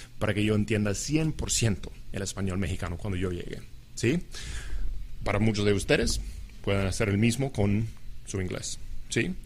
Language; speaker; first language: Spanish; non-native, fluent; English